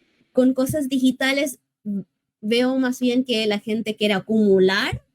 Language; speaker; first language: Spanish; early bilingual, heritage; English